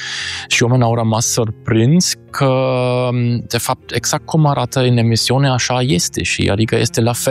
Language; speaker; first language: Romanian; non-native, fluent; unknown